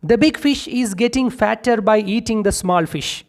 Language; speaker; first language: English; non-native, local second language; Malayalam